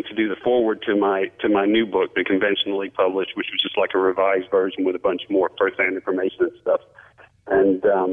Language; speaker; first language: English; native; English